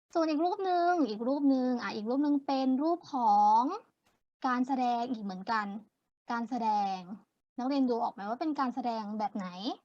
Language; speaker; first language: Thai; native; Thai